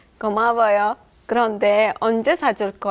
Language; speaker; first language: Korean; non-native, learner; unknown